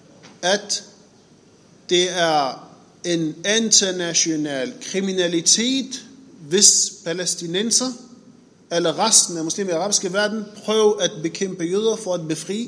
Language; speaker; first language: Danish; non-native, fluent; Arabic